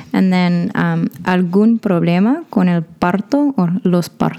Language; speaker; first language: Spanish; non-native, learner; English